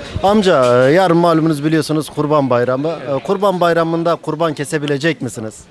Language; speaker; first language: Turkish; native; Turkish